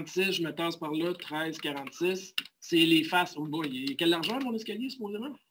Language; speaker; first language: French; native; French